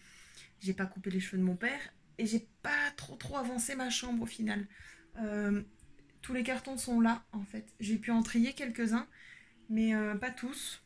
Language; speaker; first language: French; native; French